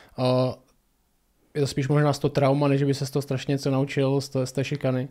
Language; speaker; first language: Czech; native; Czech